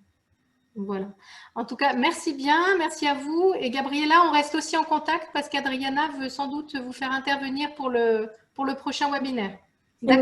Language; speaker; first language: French; native; French